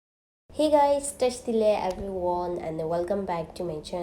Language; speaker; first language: English; non-native, learner; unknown